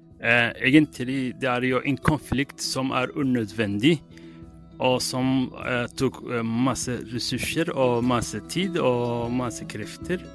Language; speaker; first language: Norwegian; non-native, fluent; Somali